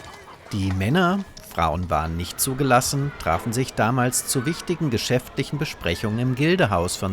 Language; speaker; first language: German; native; German